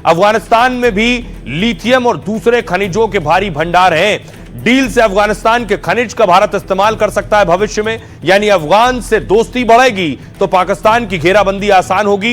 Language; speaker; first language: Hindi; native; Hindi